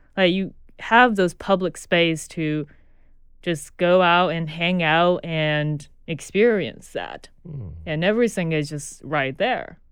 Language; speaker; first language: English; non-native, fluent; Chinese